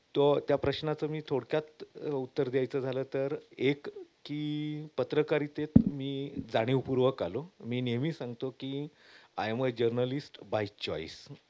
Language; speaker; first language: Marathi; non-native, local second language; Kannada